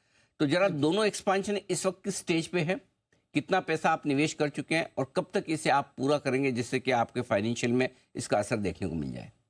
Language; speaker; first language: Hindi; native; Hindi